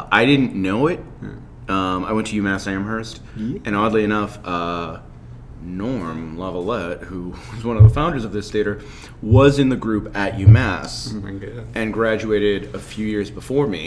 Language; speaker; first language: English; native; English